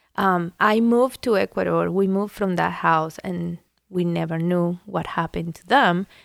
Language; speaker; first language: English; non-native, fluent; Spanish